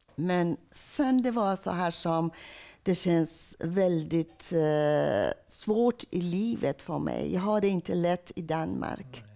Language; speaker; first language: Swedish; non-native, fluent; Persian